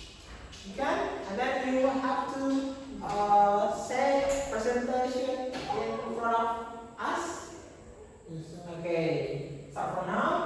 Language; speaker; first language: English; non-native, learner; Indonesian